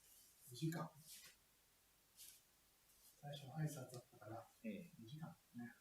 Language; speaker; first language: Japanese; native; Japanese